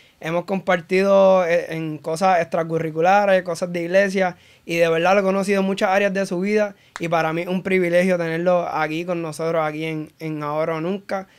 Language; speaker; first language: Spanish; native; Spanish